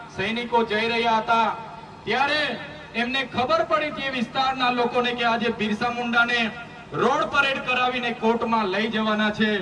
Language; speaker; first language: Gujarati; non-native, local second language; Vasavi